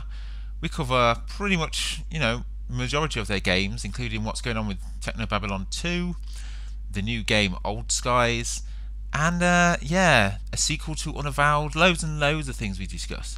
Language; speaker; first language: English; native; English